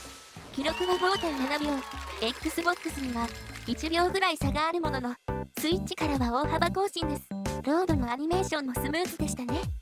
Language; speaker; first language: Japanese; native; Japanese